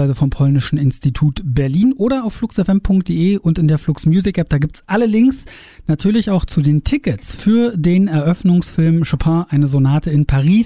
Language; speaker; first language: German; native; German